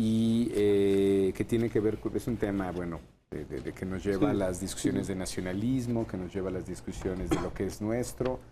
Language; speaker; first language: Spanish; native; Spanish